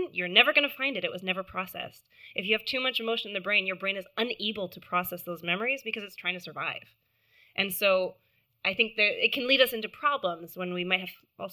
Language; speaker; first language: English; native; English